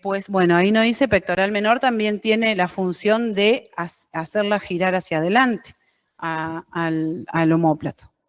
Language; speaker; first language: Spanish; native; Spanish